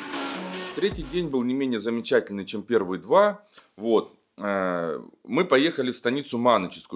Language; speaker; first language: Russian; native; Russian